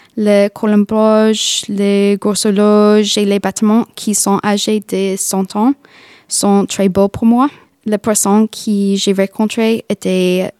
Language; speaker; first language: French; non-native, fluent; English